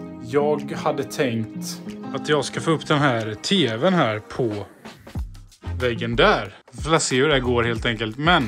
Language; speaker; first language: Swedish; native; Swedish